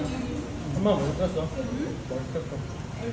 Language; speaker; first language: Korean; native; Korean